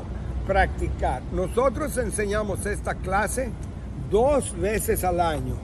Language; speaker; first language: Spanish; non-native, fluent; English